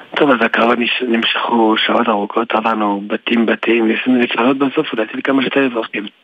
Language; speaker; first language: Hebrew; early bilingual, other home language; French